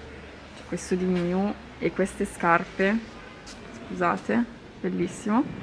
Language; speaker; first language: Italian; native; Italian